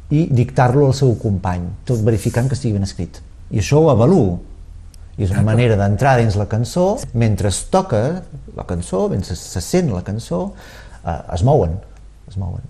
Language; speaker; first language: Catalan; native; Catalan